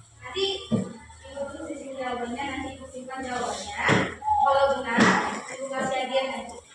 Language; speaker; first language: Indonesian; native; Indonesian